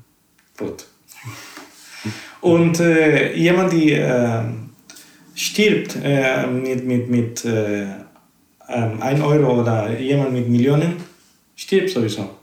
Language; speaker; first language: German; non-native, fluent; Spanish